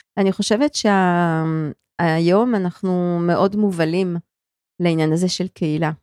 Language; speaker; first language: Hebrew; non-native, fluent; French